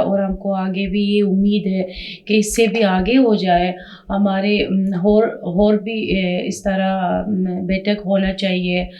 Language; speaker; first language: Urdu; non-native, fluent; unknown